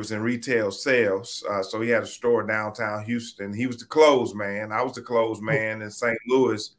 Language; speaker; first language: English; native; English